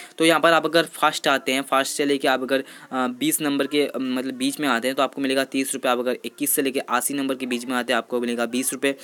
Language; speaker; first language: Hindi; non-native, local second language; Bangla